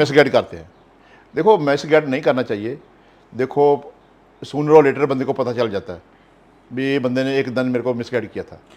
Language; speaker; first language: Hindi; non-native, local second language; Punjabi